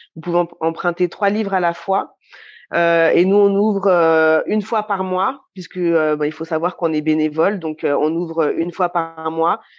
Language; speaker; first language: French; native; French